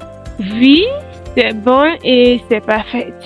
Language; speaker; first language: French; non-native, fluent; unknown